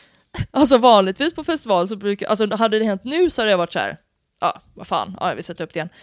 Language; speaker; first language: Swedish; native; Swedish